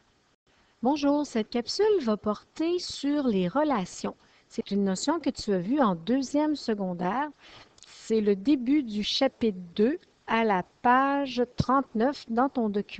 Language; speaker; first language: French; native; French